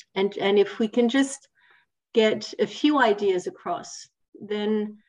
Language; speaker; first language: English; non-native, fluent; Italian